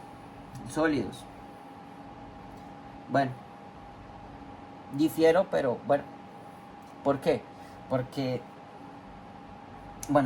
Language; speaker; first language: Spanish; native; Spanish